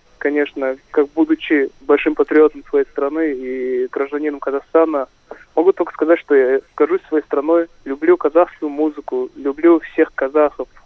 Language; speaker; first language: Russian; non-native, local second language; Kazakh